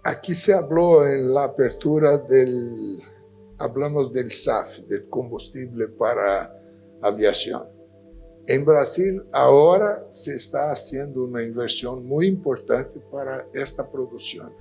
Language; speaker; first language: Spanish; non-native, fluent; Portuguese